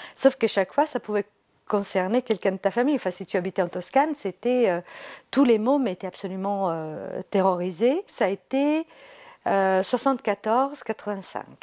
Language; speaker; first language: French; non-native, fluent; Italian